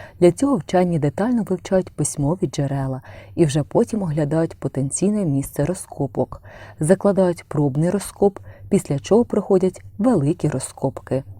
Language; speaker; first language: Ukrainian; native; Ukrainian